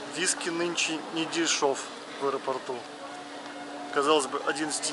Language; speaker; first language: Russian; native; Russian